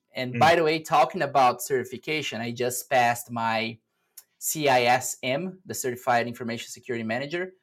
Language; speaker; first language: English; non-native, fluent; Portuguese